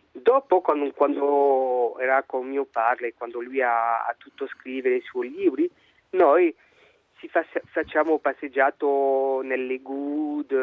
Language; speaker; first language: Italian; non-native, learner; French